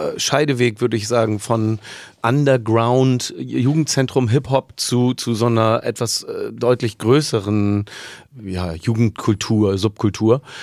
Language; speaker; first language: German; native; German